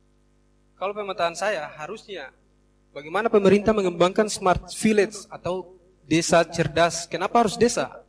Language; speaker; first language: Indonesian; native; Indonesian